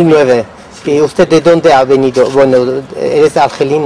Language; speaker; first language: Spanish; non-native, fluent; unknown